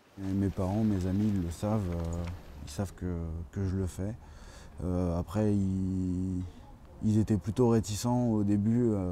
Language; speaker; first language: French; native; French